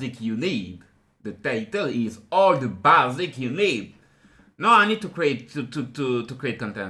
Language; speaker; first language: English; non-native, fluent; French